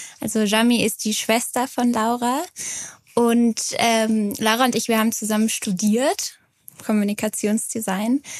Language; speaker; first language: German; native; German